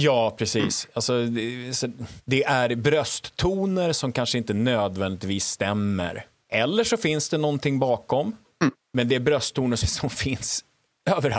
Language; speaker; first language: Swedish; native; Swedish